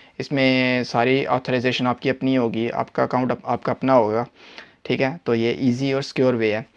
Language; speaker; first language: Hindi; non-native, local second language; Punjabi